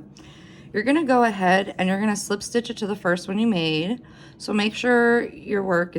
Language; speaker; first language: English; native; English